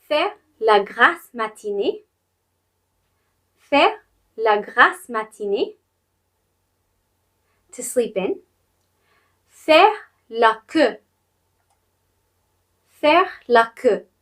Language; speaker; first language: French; non-native, fluent; English